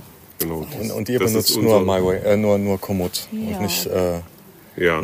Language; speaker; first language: German; native; German